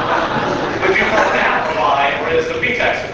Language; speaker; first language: English; native; English